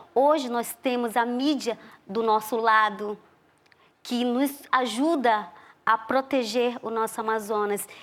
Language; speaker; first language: Portuguese; non-native, local second language; Ticuna